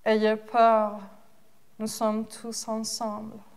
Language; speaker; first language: French; non-native, fluent; Persian